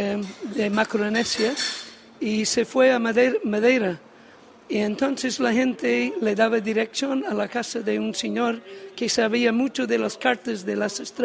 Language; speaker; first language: Spanish; non-native, learner; English